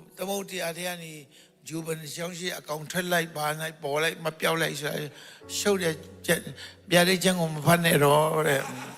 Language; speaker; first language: Burmese; non-native, local second language; Kachin